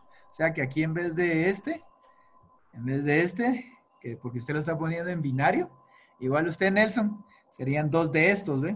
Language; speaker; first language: Spanish; native; Spanish